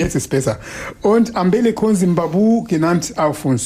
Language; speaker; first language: German; non-native, fluent; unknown